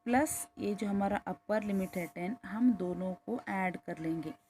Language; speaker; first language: Hindi; non-native, local second language; Kannada